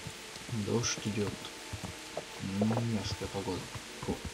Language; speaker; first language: Russian; native; Russian